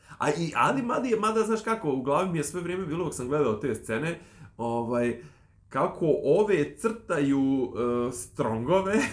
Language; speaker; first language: Serbian; native; Serbian